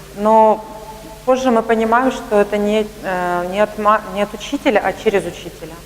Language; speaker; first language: Russian; native; Russian